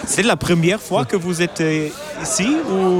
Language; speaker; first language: French; non-native, learner; German